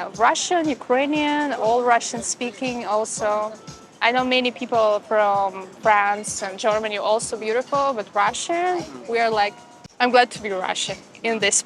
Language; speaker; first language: English; non-native, fluent; Russian